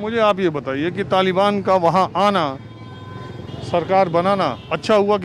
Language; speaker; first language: Hindi; native; Hindi